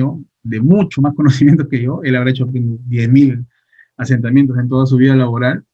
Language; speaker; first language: Spanish; native; Spanish